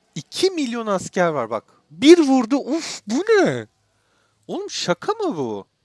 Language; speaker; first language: Turkish; native; Turkish